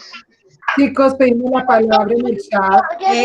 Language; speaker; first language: Spanish; native; Spanish